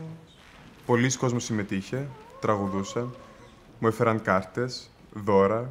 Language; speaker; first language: Greek; native; Greek